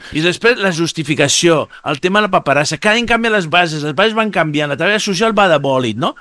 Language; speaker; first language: Catalan; non-native, fluent; Spanish